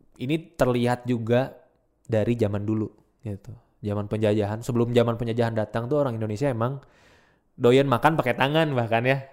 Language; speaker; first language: Indonesian; native; Indonesian